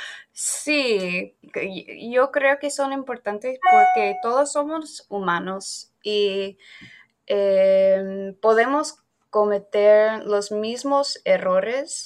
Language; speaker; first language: Spanish; non-native, fluent; English